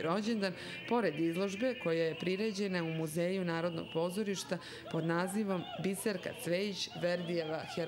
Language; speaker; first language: Serbian; native; Serbian